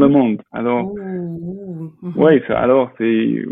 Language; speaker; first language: French; non-native, fluent; English